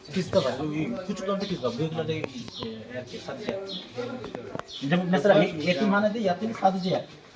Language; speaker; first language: Turkish; non-native, learner; Bangla